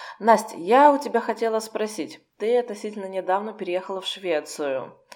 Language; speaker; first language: Russian; native; Russian